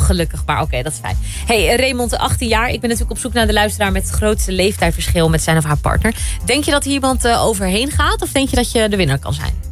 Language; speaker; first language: Dutch; native; Dutch